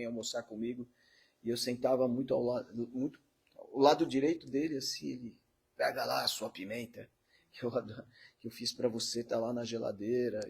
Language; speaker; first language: Portuguese; native; Portuguese